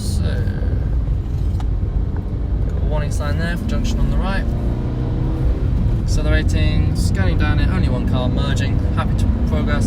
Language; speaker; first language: English; native; English